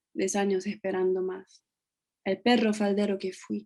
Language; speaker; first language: Spanish; non-native, fluent; French